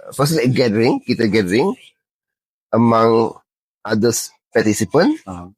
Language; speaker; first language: Malay; native; Malay